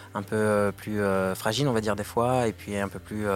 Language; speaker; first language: French; native; French